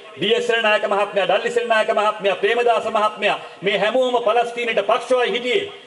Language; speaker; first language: Sinhala; non-native, local second language; Tamil